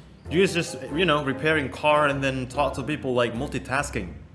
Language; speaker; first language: English; non-native, fluent; Indonesian